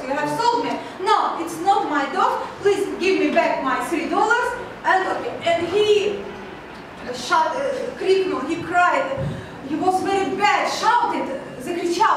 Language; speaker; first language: English; non-native, learner; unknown